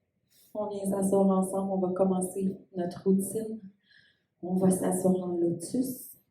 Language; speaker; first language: French; native; French